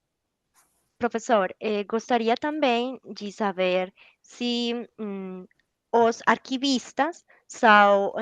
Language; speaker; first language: Portuguese; non-native, learner; Spanish